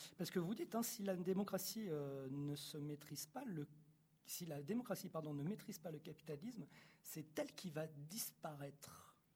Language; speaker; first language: French; native; French